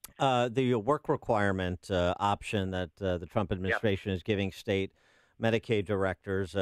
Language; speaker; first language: English; native; English